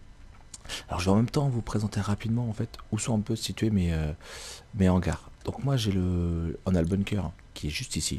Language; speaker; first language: French; native; French